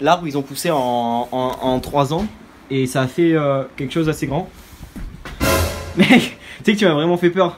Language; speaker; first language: French; native; French